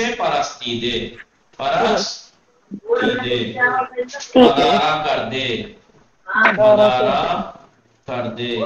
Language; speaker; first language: Persian; non-native, fluent; Urdu